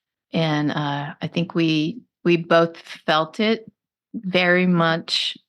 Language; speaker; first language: English; native; English